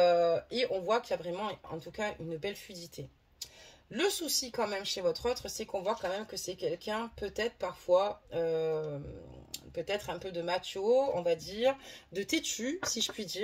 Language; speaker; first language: French; native; French